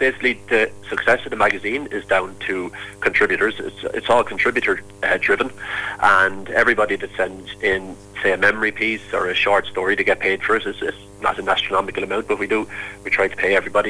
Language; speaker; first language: English; native; English